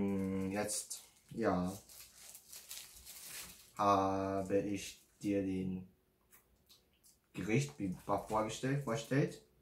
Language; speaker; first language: German; non-native, learner; Korean